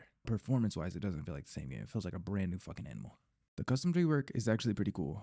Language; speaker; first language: English; native; English